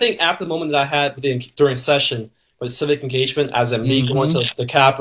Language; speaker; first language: English; native; English